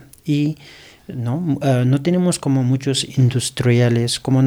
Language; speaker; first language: Spanish; non-native, learner; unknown